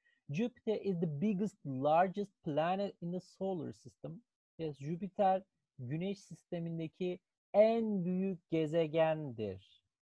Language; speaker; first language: English; non-native, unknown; Turkish